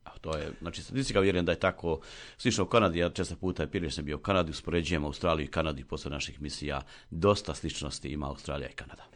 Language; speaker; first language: Croatian; native; Croatian